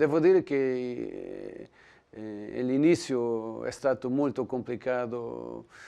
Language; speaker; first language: Italian; non-native, learner; Portuguese